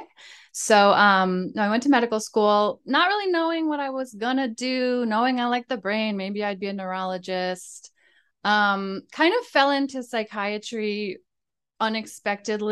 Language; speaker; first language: English; native; English